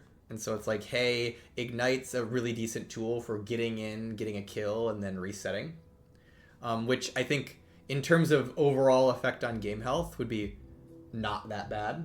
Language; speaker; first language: English; native; English